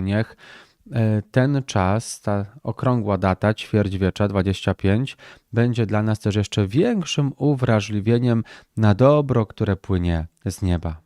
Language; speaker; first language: Polish; native; Polish